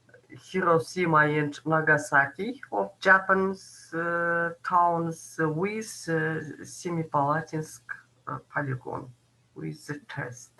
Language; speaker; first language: English; non-native, learner; Kazakh